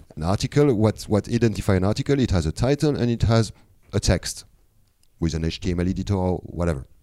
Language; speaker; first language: English; non-native, fluent; French